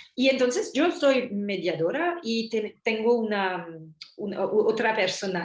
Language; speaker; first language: Spanish; non-native, learner; French